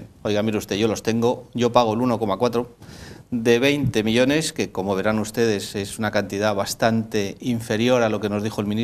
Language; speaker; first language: Spanish; native; Spanish